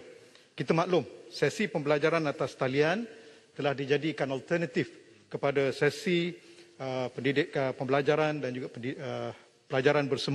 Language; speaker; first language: Malay; native; Malay